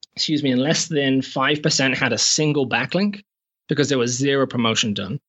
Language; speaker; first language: English; native; English